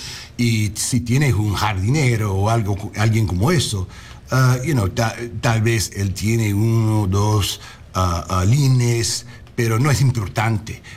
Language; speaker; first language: Spanish; non-native, learner; English